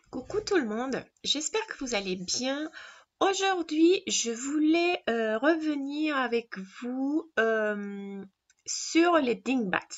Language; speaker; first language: French; non-native, fluent; Spanish